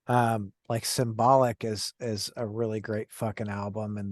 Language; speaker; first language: English; native; English